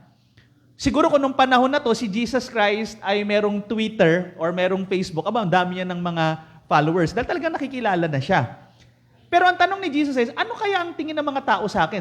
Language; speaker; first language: Filipino; native; Filipino